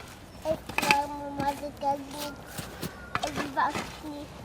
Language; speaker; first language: Dutch; early bilingual, heritage; Dutch